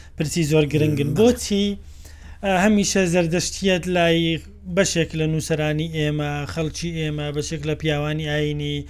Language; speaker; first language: Central Kurdish; native; Central Kurdish